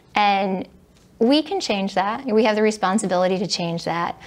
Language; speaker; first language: English; native; English